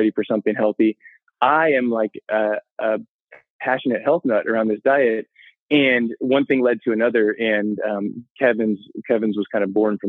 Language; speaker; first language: English; native; English